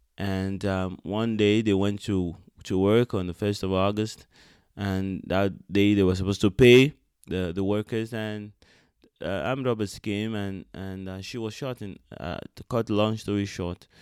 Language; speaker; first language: English; non-native, local second language; Yoruba